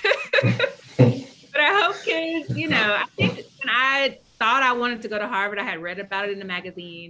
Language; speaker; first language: English; native; English